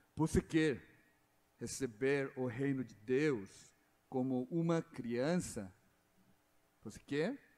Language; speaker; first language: Portuguese; non-native, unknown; Korean